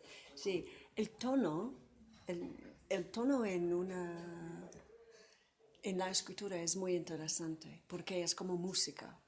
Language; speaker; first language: Spanish; non-native, fluent; English